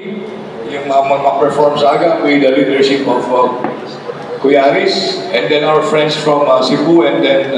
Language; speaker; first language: English; non-native, local second language; Bikol